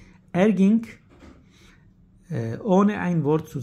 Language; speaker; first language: German; non-native, fluent; Turkish